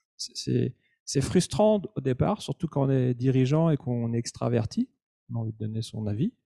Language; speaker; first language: French; native; French